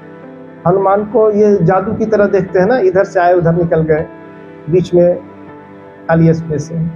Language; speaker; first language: Hindi; native; Hindi